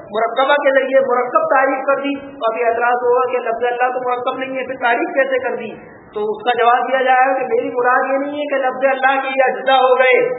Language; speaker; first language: Urdu; native; Urdu